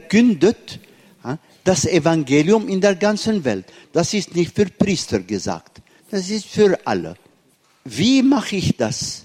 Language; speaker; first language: German; non-native, fluent; Arabic